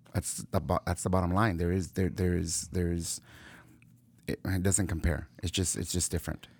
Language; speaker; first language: English; early bilingual, other home language; Spanish